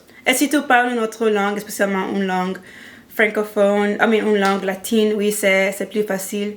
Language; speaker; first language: French; non-native, learner; English